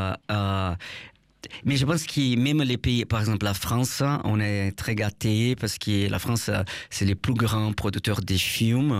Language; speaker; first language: French; non-native, fluent; Portuguese